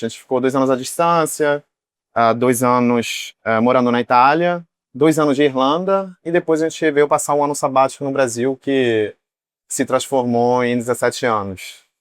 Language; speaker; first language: Portuguese; non-native, fluent; Italian